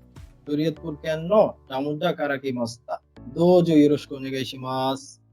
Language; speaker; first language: Japanese; non-native, learner; Bangla